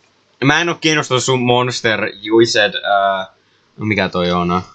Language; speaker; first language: Finnish; native; Finnish